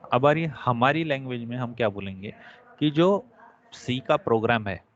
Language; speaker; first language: Hindi; non-native, local second language; Marathi